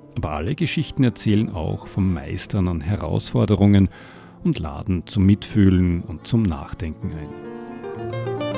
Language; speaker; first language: German; native; German